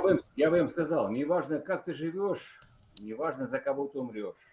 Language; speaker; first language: Russian; native; Russian